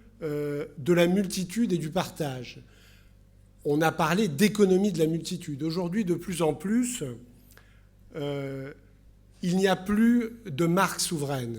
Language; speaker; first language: French; native; French